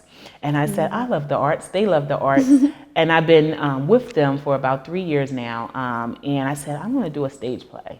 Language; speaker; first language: English; native; English